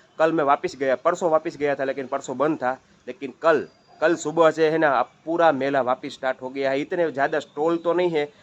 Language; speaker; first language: Hindi; non-native, local second language; Gujarati